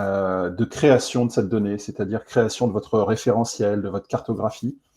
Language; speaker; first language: French; native; French